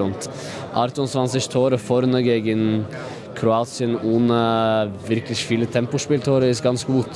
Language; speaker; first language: German; non-native, fluent; Norwegian